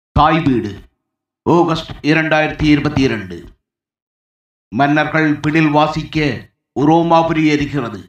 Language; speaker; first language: Tamil; native; Tamil